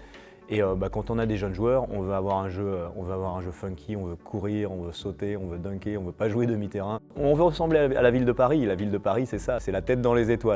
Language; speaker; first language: French; native; French